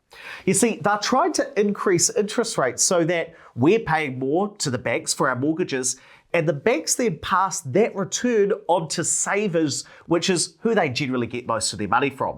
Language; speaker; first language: English; native; English